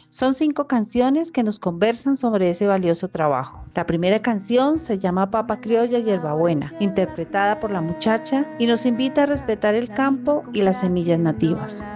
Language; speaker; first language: Spanish; native; Spanish